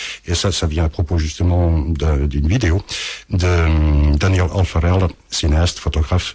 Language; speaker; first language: French; early bilingual, other home language; Portuguese